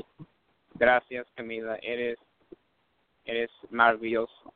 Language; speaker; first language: Spanish; non-native, learner; English